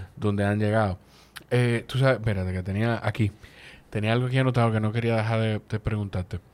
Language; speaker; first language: Spanish; native; Spanish